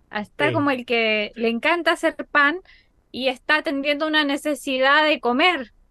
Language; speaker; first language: Spanish; native; Spanish